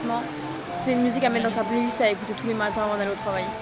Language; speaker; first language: French; native; French